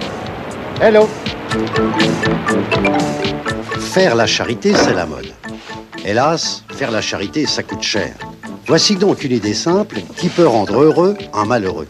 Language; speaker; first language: French; native; French